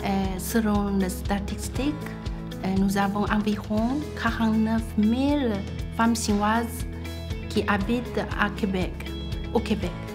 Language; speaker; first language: French; non-native, fluent; Chinese